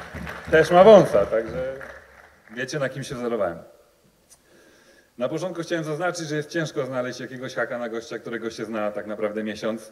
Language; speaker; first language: Polish; native; Polish